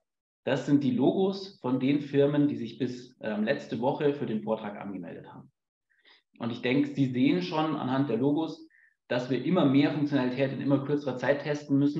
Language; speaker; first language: German; native; German